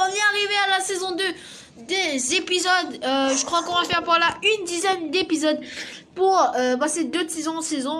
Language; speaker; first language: French; native; French